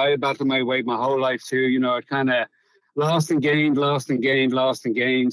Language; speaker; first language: English; native; English